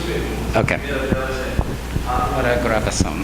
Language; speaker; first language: Portuguese; non-native, fluent; English